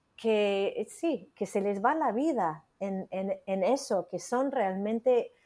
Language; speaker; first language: Spanish; non-native, fluent; English